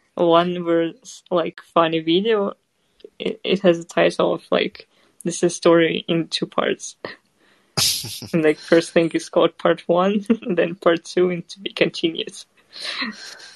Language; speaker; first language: English; non-native, fluent; Kazakh